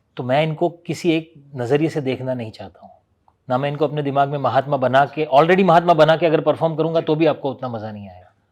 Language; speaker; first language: Hindi; non-native, local second language; Gujarati